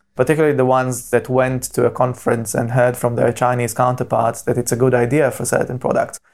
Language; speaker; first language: English; non-native, fluent; Hebrew